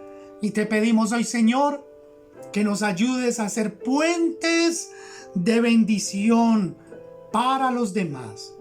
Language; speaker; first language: Spanish; native; Spanish